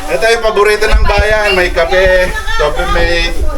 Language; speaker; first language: Filipino; non-native, local second language; Pampanga